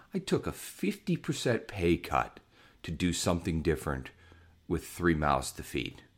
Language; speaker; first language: English; native; English